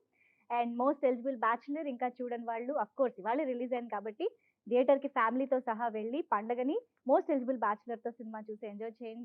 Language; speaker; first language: Telugu; native; Telugu